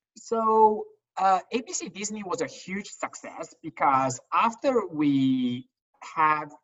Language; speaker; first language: English; non-native, fluent; Chinese